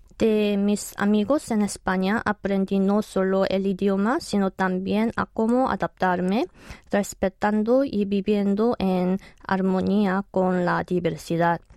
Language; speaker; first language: Spanish; non-native, fluent; Korean